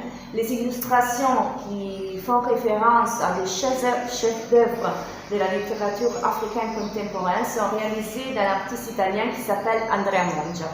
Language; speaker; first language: French; non-native, fluent; Italian